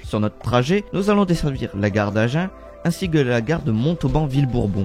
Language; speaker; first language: French; native; French